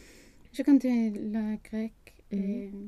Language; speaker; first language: French; non-native, learner; Swedish